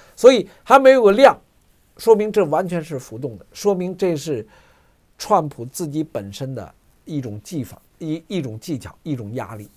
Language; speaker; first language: Chinese; native; Chinese